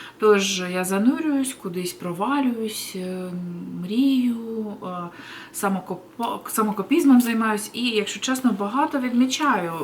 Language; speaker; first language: Ukrainian; native; Ukrainian